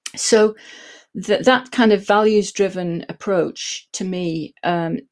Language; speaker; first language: English; native; English